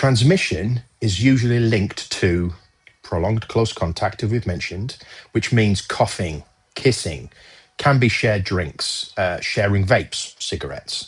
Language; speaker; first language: English; native; English